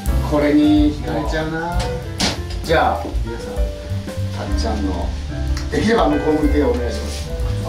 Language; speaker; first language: Japanese; native; Japanese